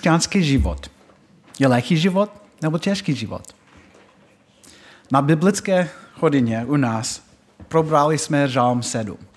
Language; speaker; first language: Czech; non-native, fluent; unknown